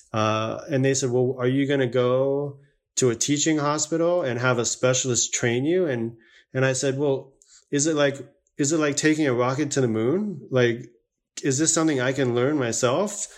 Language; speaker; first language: English; native; English